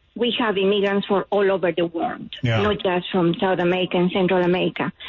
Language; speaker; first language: English; non-native, fluent; Spanish